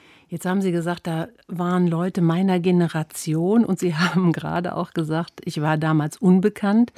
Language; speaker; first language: German; native; German